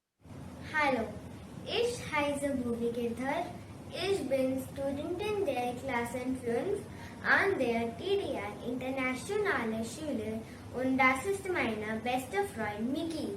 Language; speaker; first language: German; non-native, learner; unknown